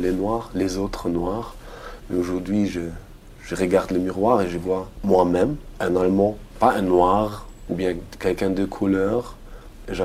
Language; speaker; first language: French; non-native, fluent; German